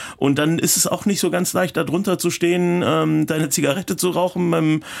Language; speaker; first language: German; early bilingual, other home language; Turkish